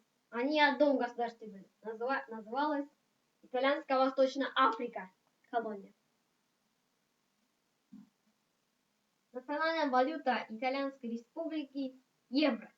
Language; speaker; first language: Russian; non-native, local second language; Kazakh